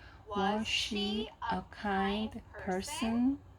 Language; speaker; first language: English; non-native, learner; Korean